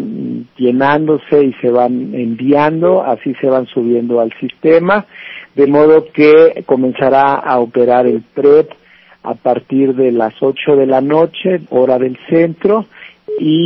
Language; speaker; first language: Spanish; native; Spanish